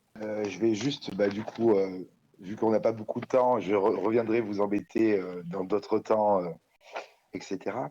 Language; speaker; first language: French; native; French